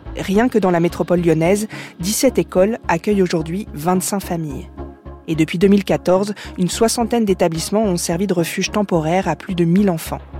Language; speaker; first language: French; native; French